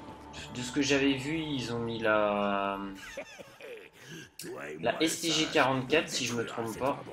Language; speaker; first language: French; native; French